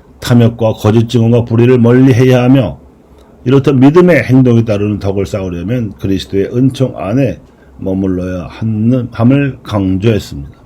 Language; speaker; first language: Korean; native; Korean